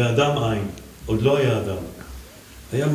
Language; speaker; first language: Hebrew; native; Hebrew